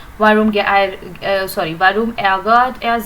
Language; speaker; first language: German; non-native, fluent; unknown